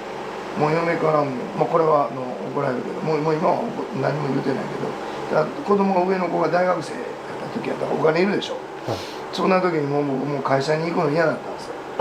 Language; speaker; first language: Japanese; native; Japanese